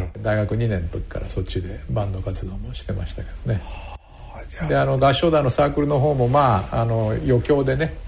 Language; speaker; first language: Japanese; native; Japanese